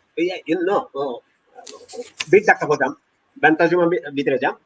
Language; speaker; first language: Turkish; non-native, learner; Bangla